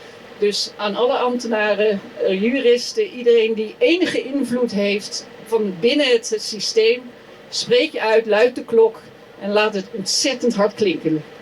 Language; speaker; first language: Dutch; native; Dutch